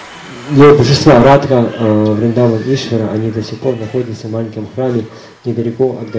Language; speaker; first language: Russian; native; Russian